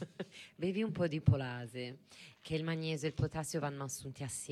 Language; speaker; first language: Italian; native; Italian